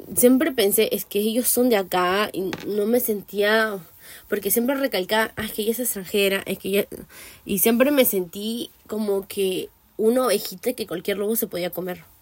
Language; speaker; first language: Spanish; native; Spanish